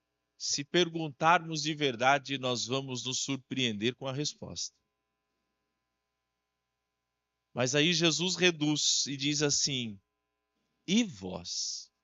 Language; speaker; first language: Portuguese; native; Portuguese